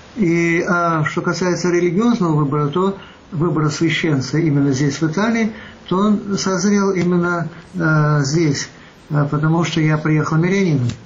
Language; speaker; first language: Russian; native; Russian